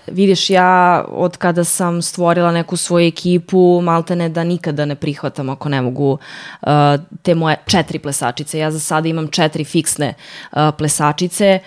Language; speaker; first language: Serbian; early bilingual, heritage; Serbian